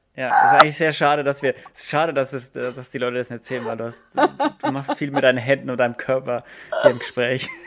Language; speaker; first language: German; native; German